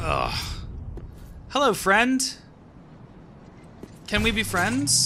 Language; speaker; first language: English; native; English